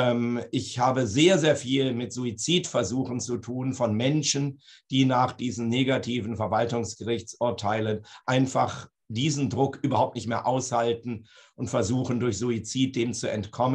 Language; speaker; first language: German; native; German